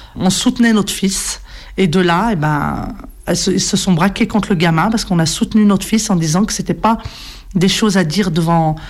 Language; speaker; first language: French; native; French